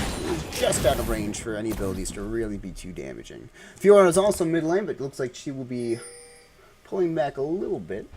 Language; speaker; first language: English; native; English